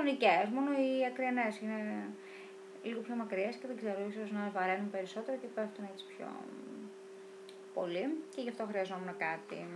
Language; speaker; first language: Greek; native; Greek